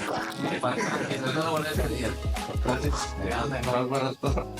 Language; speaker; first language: Spanish; native; Spanish